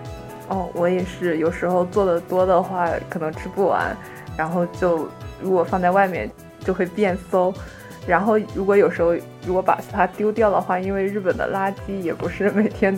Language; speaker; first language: Chinese; native; Chinese